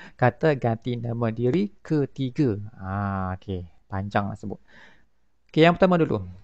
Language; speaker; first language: Malay; native; Malay